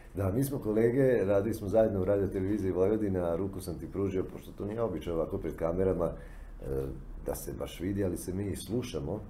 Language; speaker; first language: Serbian; native; Serbian